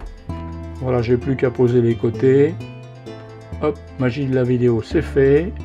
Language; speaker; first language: French; native; French